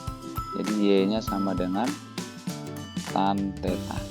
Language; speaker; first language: Indonesian; native; Indonesian